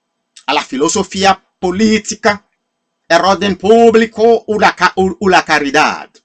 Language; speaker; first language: Spanish; non-native, fluent; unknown